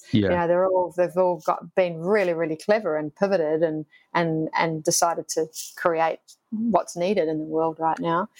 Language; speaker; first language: English; native; English